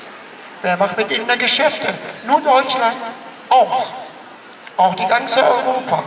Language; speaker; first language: German; non-native, fluent; Persian